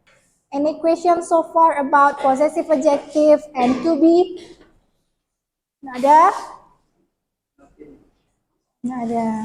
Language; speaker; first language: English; non-native, fluent; Indonesian